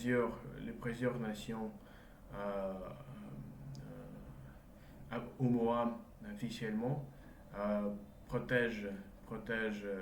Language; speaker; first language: French; non-native, learner; Russian